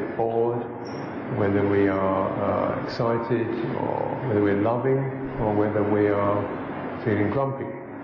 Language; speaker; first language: English; native; English